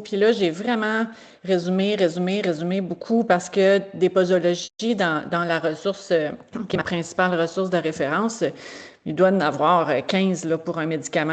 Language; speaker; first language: French; native; French